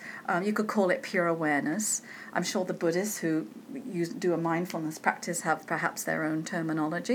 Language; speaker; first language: English; native; English